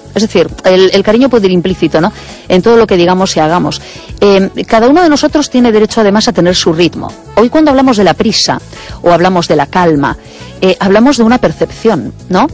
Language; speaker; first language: Spanish; native; Spanish